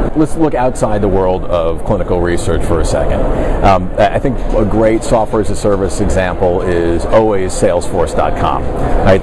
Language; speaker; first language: English; native; English